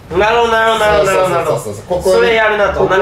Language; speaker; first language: Japanese; native; Japanese